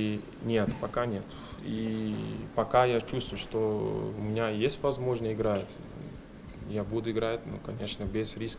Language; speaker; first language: Russian; non-native, fluent; Portuguese